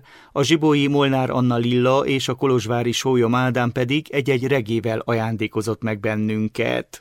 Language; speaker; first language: Hungarian; native; Hungarian